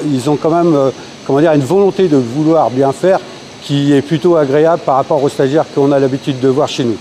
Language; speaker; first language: French; native; French